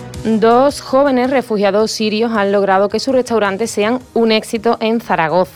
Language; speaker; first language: Spanish; native; Spanish